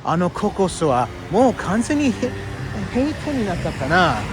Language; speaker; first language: Japanese; non-native, learner; English